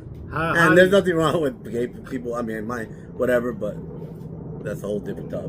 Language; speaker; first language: English; native; English